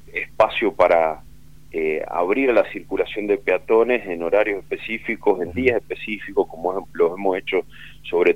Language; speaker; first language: Spanish; native; Spanish